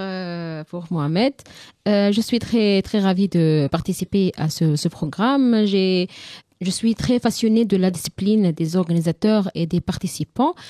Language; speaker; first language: French; non-native, learner; Arabic